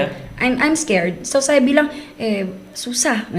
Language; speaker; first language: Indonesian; non-native, learner; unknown